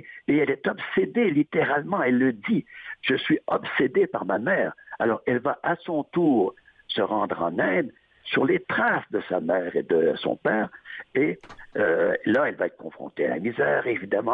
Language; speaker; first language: French; native; French